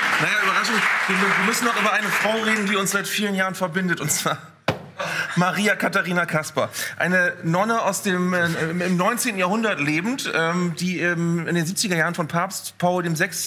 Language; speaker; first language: German; native; German